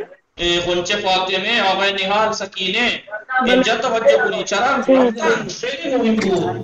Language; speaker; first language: Persian; non-native, fluent; Urdu